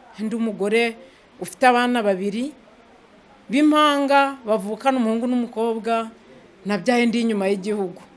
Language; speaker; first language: Kinyarwanda; native; Kinyarwanda